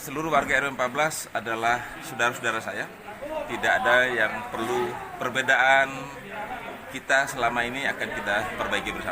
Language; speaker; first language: Indonesian; native; Indonesian